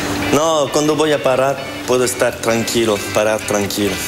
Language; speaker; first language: Spanish; non-native, learner; French